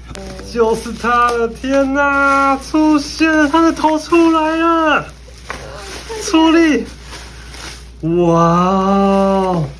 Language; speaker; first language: Chinese; native; Chinese